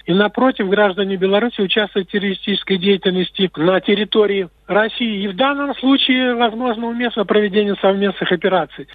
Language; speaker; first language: Russian; native; Russian